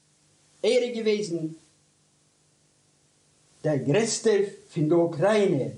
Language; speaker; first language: German; non-native, learner; Yiddish